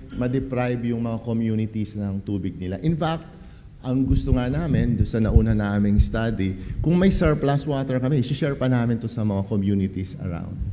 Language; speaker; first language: Filipino; non-native, local second language; Pampanga